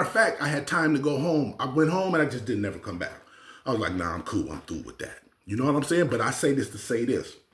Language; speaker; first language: English; native; English